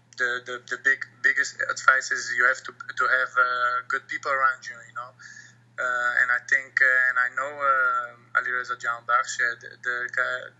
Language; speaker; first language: English; non-native, fluent; Dutch